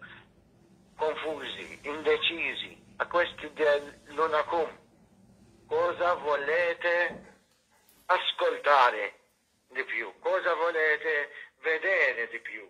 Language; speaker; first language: Italian; non-native, fluent; Maltese